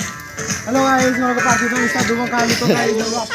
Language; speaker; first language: Hindi; non-native, local second language; Assamese